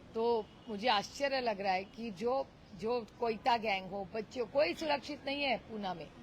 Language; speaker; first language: Hindi; non-native, local second language; Marathi